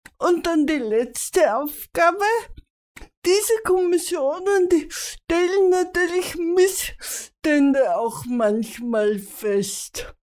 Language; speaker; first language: German; native; German